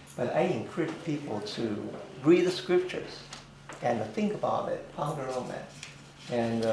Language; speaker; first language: English; non-native, learner; Chinese